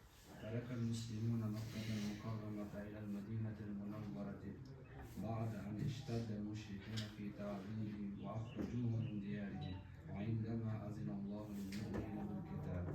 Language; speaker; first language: Arabic; non-native, learner; Urdu